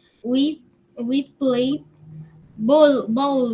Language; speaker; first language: English; non-native, learner; Portuguese